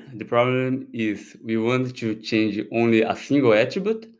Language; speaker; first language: English; non-native, fluent; Portuguese